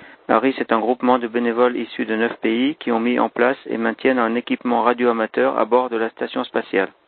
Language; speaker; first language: French; native; French